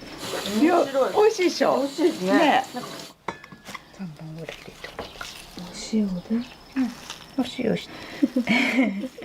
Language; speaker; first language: Japanese; native; Japanese